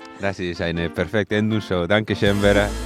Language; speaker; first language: German; non-native, learner; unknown